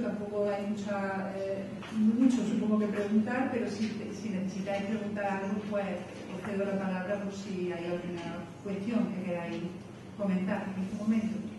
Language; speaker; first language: Spanish; native; Spanish